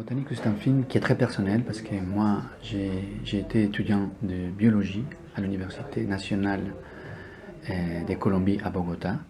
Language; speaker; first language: French; non-native, fluent; Spanish